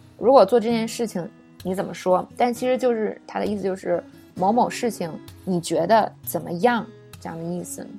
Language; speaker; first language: Chinese; native; Chinese